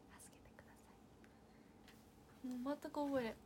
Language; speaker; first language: Japanese; native; Japanese